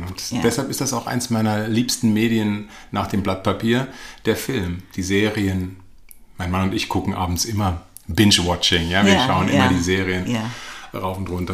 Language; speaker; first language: German; native; German